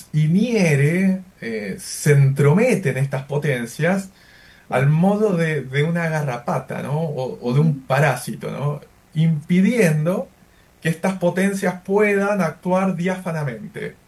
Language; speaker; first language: Spanish; native; Spanish